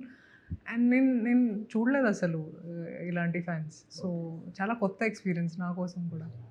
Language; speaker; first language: Telugu; non-native, local second language; Hindi